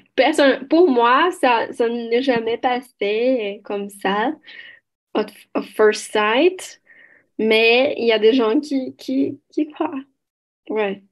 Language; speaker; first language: French; non-native, learner; Portuguese